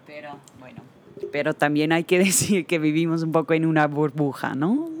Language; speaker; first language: Spanish; non-native, fluent; Dutch